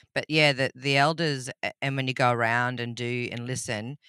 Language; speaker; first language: English; native; English